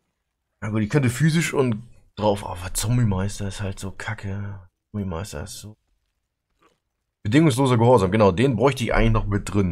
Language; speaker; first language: German; native; German